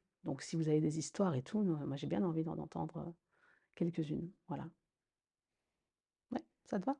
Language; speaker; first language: French; early bilingual, other home language; Rundi